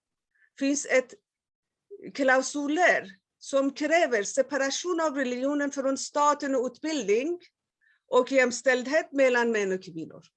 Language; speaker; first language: Swedish; non-native, fluent; Persian